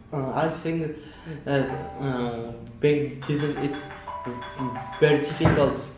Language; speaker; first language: English; non-native, learner; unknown